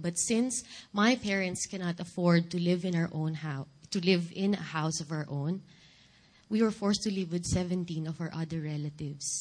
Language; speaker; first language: English; non-native, local second language; Filipino